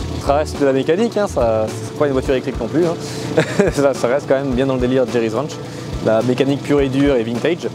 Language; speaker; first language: French; native; French